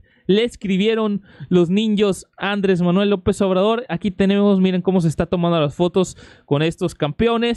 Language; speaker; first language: Spanish; native; Spanish